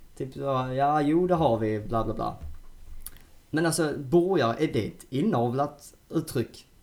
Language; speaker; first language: Swedish; native; Swedish